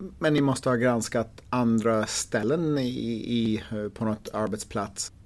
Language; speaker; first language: Swedish; non-native, fluent; English